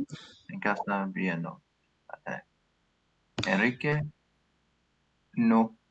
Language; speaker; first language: Spanish; non-native, learner; English